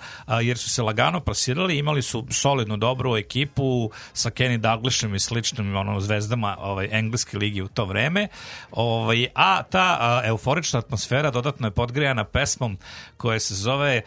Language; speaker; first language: Serbian; native; Serbian